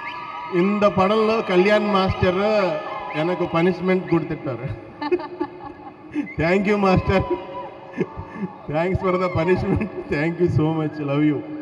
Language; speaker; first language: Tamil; non-native, learner; Telugu